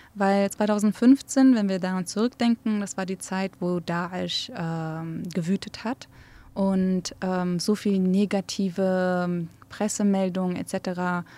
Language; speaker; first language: German; early bilingual, other home language; Central Kurdish